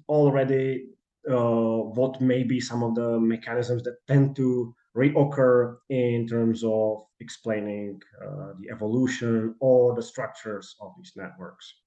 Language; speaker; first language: English; non-native, fluent; Czech